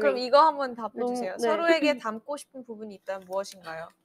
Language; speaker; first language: Korean; native; Korean